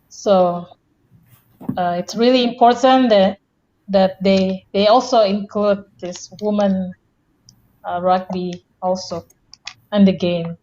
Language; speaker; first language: English; non-native, fluent; Indonesian